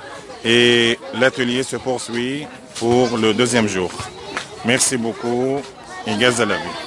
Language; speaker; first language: French; non-native, fluent; Arabic